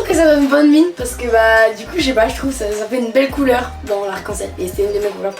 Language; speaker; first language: French; native; French